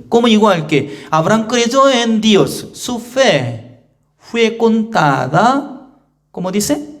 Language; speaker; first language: Spanish; non-native, fluent; Korean